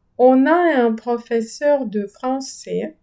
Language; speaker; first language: French; non-native, fluent; Ukrainian